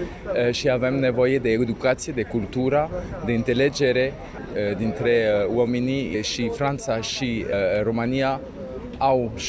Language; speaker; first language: Romanian; non-native, learner; French